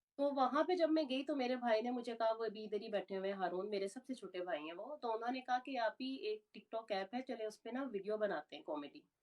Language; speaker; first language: Urdu; native; Urdu